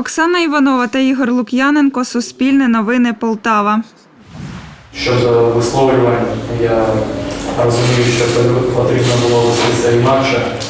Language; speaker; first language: Ukrainian; native; Ukrainian